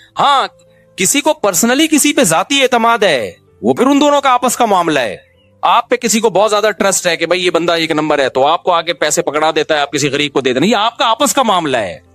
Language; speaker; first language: Urdu; native; Urdu